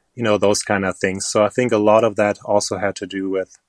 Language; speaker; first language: English; non-native, fluent; German